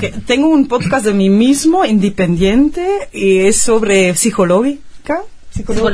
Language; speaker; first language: Spanish; non-native, fluent; Dutch